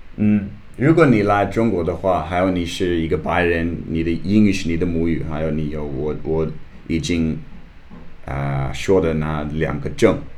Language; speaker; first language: Chinese; non-native, learner; English